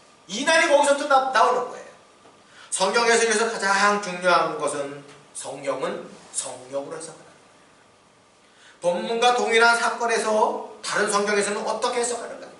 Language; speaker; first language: Korean; native; Korean